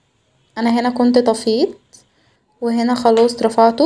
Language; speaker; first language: Arabic; native; Arabic